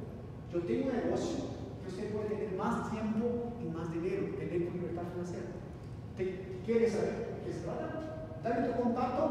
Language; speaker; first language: Spanish; non-native, learner; Portuguese